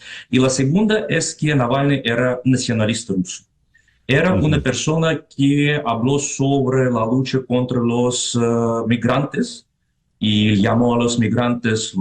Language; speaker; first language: Spanish; non-native, fluent; Russian